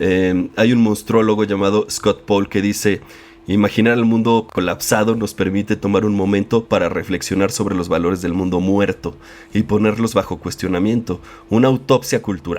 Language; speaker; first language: Spanish; native; Spanish